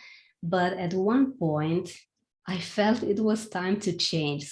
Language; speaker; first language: English; non-native, fluent; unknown